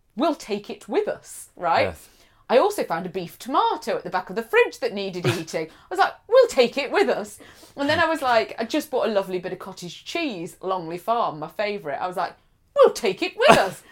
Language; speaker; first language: English; native; English